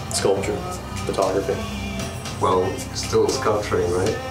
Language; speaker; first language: English; native; English